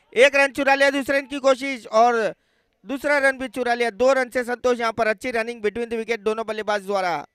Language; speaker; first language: Hindi; non-native, local second language; Marathi